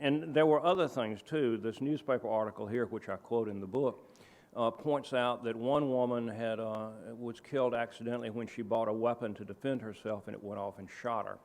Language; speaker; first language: English; native; English